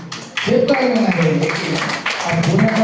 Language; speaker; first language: Hindi; non-native, local second language; Telugu